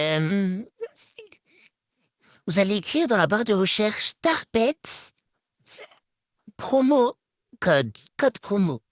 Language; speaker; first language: French; native; French